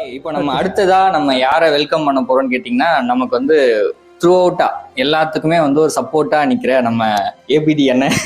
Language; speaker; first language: Tamil; native; Tamil